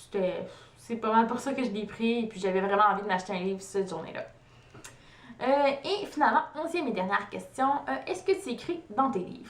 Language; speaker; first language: French; native; French